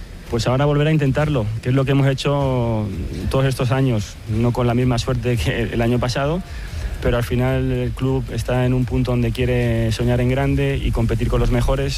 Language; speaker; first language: Spanish; native; Spanish